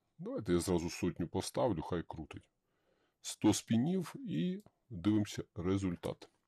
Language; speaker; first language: Ukrainian; non-native, local second language; Russian